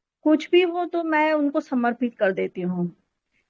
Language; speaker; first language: Hindi; native; Hindi